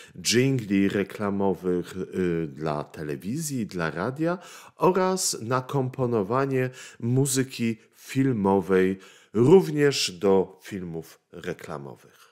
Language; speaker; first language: Polish; native; Polish